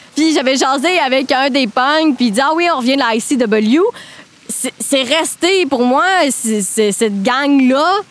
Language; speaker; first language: French; native; French